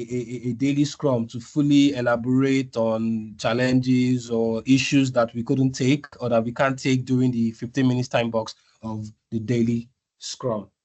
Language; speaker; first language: English; non-native, local second language; Yoruba